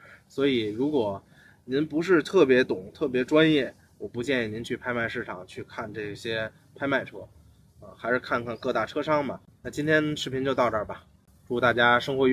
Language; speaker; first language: Chinese; native; Chinese